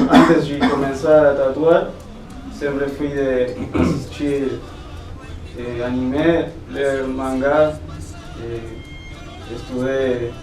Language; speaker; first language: Portuguese; non-native, fluent; Spanish